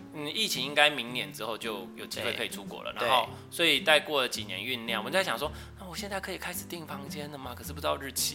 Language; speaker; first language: Chinese; native; Chinese